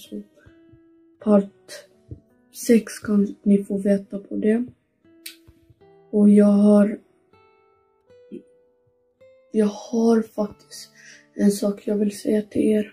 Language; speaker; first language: Swedish; early bilingual, other home language; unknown